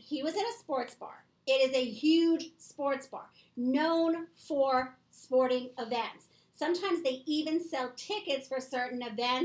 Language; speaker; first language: English; native; English